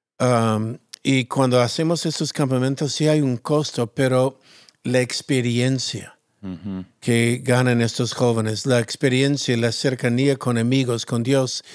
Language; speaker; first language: Spanish; non-native, fluent; English